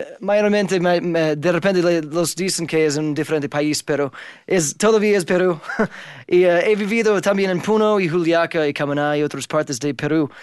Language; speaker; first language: Spanish; non-native, fluent; English